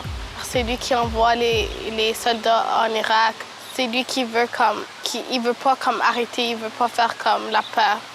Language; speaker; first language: French; early bilingual, other home language; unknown